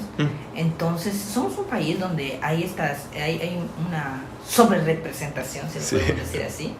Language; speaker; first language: Spanish; native; Spanish